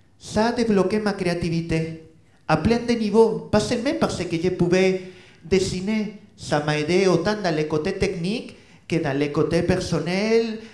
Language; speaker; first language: French; non-native, fluent; Spanish